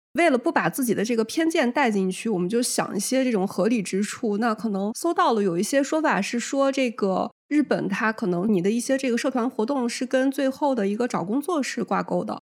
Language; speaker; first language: Chinese; native; Chinese